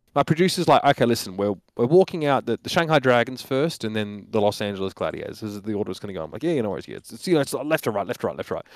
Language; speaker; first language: English; native; English